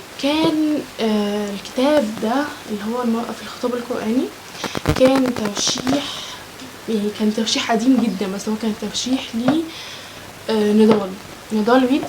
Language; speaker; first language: Arabic; native; Arabic